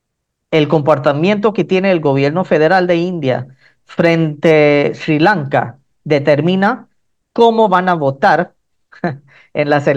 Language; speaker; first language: Spanish; non-native, fluent; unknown